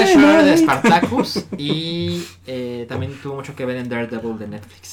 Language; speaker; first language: Spanish; native; Spanish